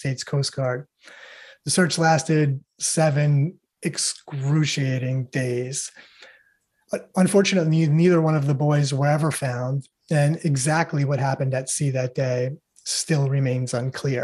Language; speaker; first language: English; native; English